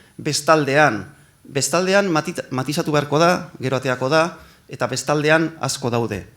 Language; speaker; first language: Basque; non-native, local second language; Spanish